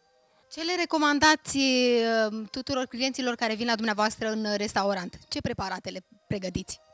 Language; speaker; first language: Romanian; native; Romanian